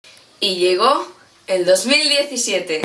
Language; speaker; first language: Spanish; native; Spanish